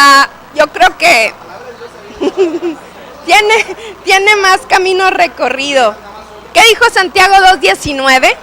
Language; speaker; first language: Spanish; native; Spanish